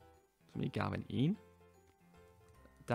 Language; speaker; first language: Welsh; native; Welsh